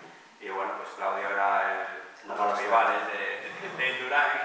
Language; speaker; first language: Spanish; native; Spanish